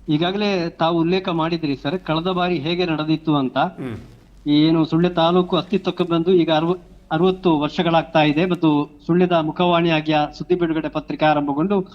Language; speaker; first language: Kannada; native; Kannada